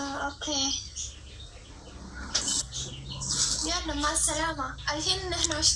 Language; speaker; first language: Arabic; non-native, learner; Bangla